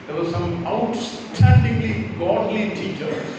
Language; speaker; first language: English; non-native, local second language; Malayalam